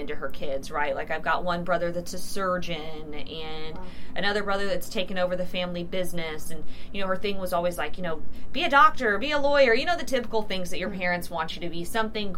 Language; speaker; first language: English; native; English